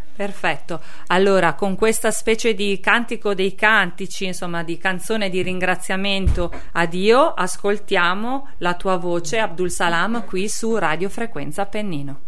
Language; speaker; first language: Italian; native; Italian